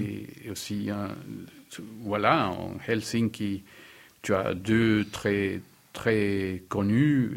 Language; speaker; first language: French; non-native, fluent; Spanish